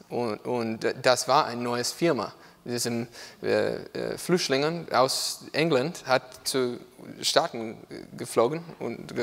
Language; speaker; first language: German; non-native, learner; English